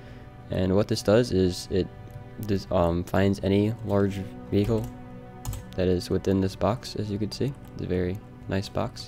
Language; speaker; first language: English; native; English